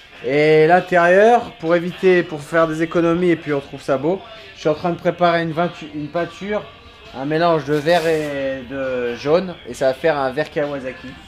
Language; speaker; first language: French; native; French